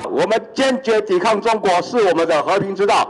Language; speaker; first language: Chinese; native; Chinese